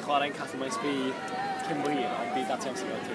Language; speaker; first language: Welsh; native; Welsh